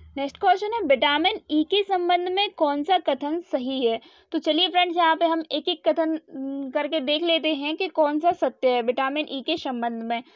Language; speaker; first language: Hindi; native; Hindi